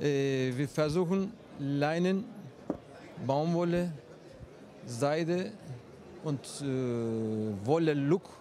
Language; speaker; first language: German; non-native, fluent; Turkish